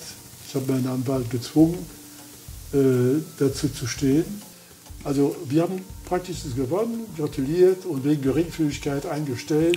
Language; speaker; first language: German; non-native, fluent; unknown